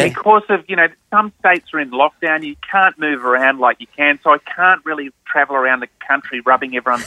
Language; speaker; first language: English; native; English